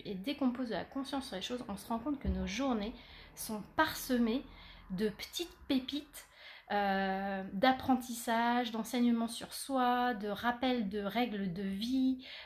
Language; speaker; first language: French; native; French